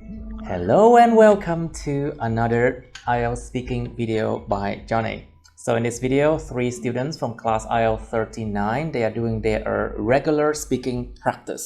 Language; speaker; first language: English; non-native, fluent; Vietnamese